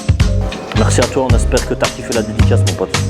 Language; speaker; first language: French; native; French